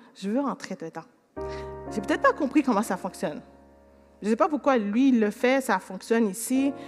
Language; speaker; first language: French; native; French